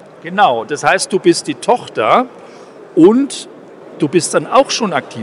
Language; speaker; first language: German; native; German